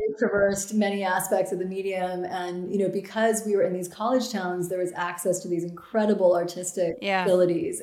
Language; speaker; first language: English; native; English